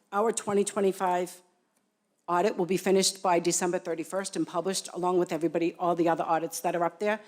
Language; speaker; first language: English; native; English